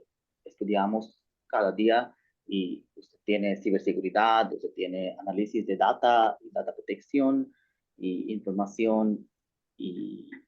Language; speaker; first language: Spanish; non-native, learner; Bangla